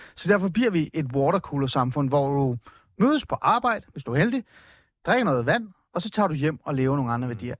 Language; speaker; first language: Danish; early bilingual, other home language; Persian